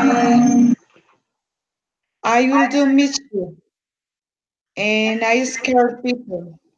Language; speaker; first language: English; non-native, learner; Spanish